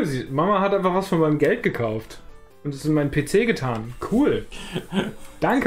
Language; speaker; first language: German; native; German